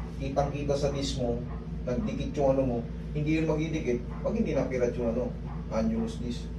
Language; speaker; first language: Filipino; native; Filipino